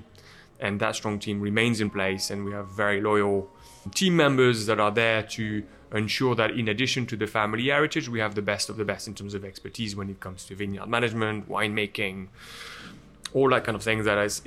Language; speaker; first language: English; non-native, fluent; French